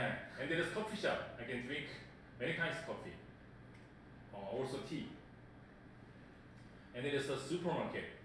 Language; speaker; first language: English; non-native, fluent; Korean